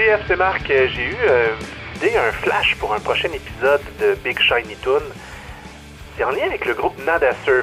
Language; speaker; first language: French; native; French